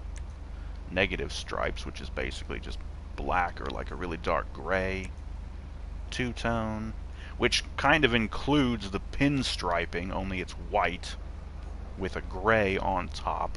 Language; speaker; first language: English; native; English